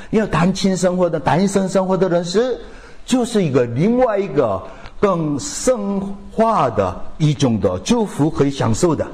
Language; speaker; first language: Chinese; non-native, fluent; Korean